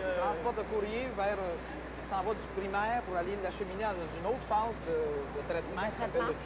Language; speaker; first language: French; native; French